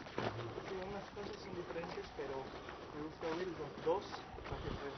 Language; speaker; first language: Spanish; non-native, learner; English